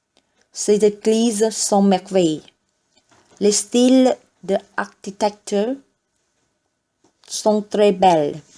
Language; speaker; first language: French; non-native, learner; Vietnamese